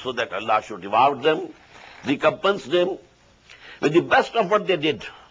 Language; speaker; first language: English; non-native, local second language; Urdu